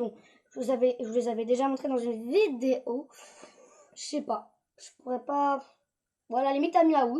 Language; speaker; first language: French; native; French